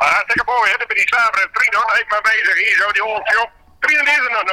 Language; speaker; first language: Dutch; native; Dutch